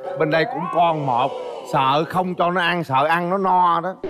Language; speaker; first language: Vietnamese; native; Vietnamese